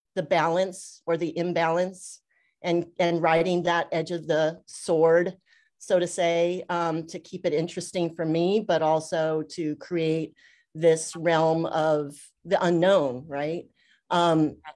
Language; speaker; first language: English; native; English